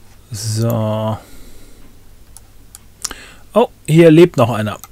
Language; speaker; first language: German; native; German